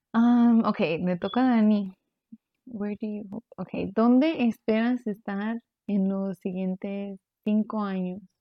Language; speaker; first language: Spanish; early bilingual, heritage; Spanish